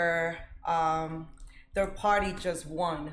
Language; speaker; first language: English; early bilingual, other home language; Spanish